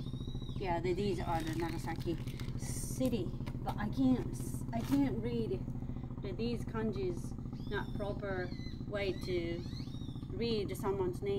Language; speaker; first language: English; non-native, local second language; Japanese